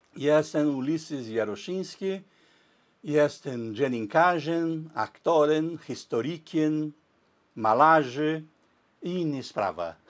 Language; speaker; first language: Polish; non-native, learner; Portuguese